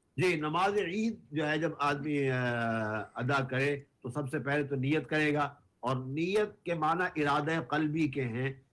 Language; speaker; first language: Urdu; native; Urdu